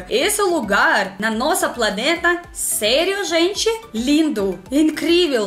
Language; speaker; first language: Portuguese; non-native, learner; Russian